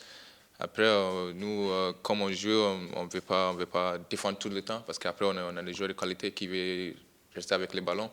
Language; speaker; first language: French; non-native, fluent; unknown